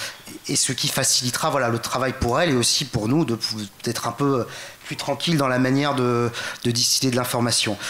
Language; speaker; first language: French; native; French